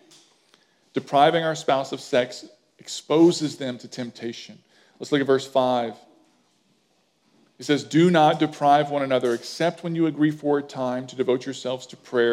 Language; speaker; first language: English; native; English